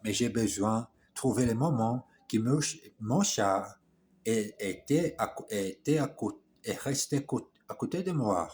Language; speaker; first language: French; non-native, learner; English